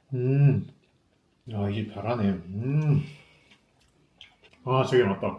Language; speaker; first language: Korean; native; Korean